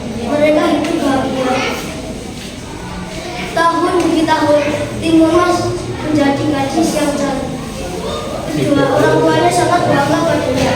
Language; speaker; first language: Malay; non-native, local second language; Javanese